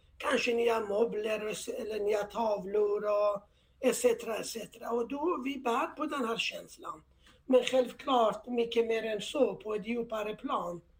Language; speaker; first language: Swedish; non-native, fluent; Persian